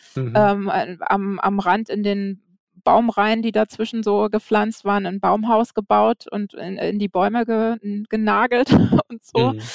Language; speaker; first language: German; native; German